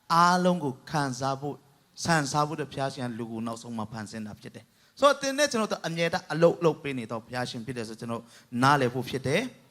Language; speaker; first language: Burmese; non-native, local second language; Tedim Chin